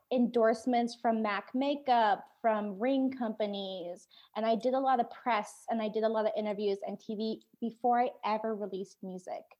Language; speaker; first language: English; native; English